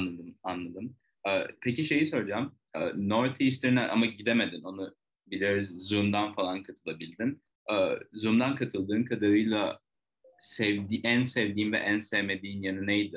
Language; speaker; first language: Turkish; native; Turkish